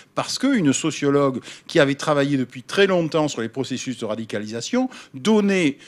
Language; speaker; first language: French; native; French